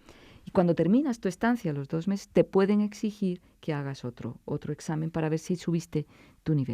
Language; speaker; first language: Spanish; native; Spanish